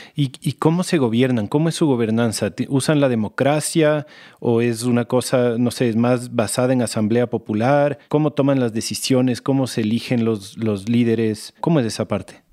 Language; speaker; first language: Spanish; native; Spanish